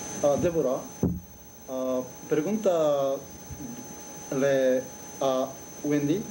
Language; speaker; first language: Spanish; non-native, learner; Japanese